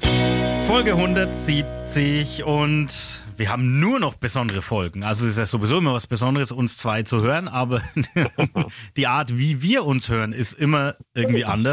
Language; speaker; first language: German; native; German